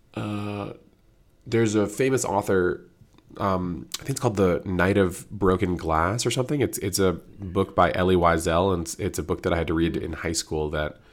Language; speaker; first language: English; native; English